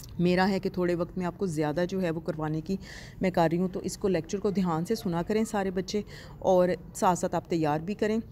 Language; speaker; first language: Urdu; non-native, local second language; Punjabi